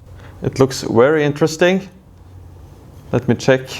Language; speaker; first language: English; non-native, fluent; Norwegian